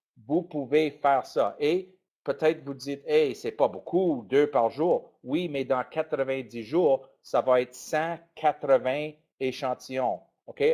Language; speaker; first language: French; non-native, learner; English